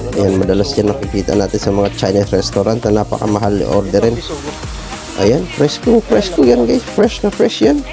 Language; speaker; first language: Filipino; non-native, local second language; Cebuano